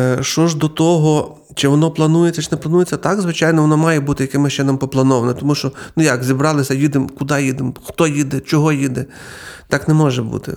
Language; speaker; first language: Ukrainian; native; Ukrainian